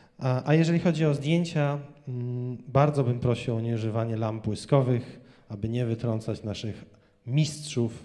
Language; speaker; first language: Polish; native; Polish